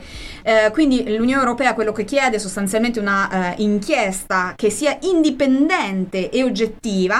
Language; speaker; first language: Italian; native; Italian